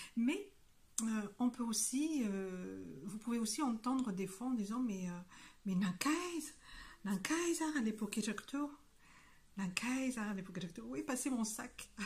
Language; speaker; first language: French; non-native, local second language; Malagasy